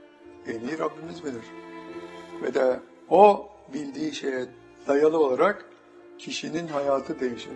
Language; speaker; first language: Turkish; native; Turkish